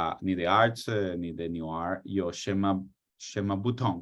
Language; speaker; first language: Chinese; non-native, fluent; English